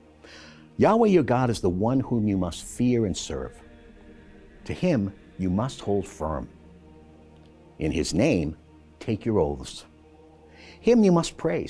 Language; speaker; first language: English; native; English